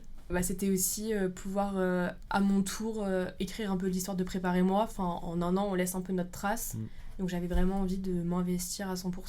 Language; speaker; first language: French; native; French